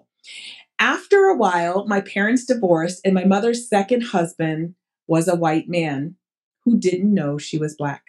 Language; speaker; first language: English; early bilingual, other home language; Portuguese